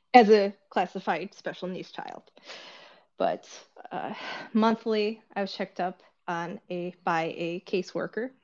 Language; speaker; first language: English; early bilingual, other home language; Korean